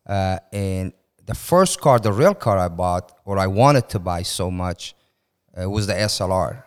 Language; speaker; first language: English; non-native, fluent; Persian